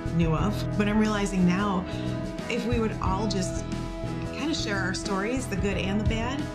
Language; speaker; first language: English; native; English